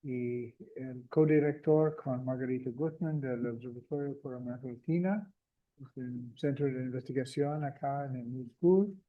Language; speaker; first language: Spanish; non-native, fluent; English